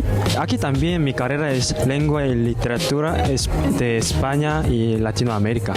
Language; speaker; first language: Spanish; non-native, learner; Korean